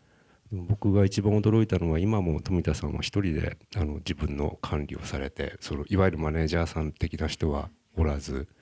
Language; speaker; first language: Japanese; native; Japanese